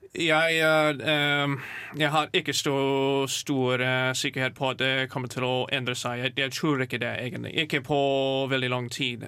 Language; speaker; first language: Norwegian; non-native, fluent; English